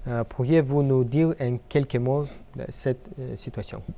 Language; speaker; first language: French; non-native, fluent; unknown